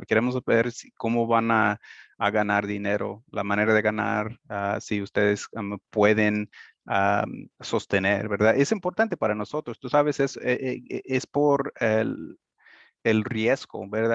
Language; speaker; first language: Spanish; early bilingual, heritage; Spanish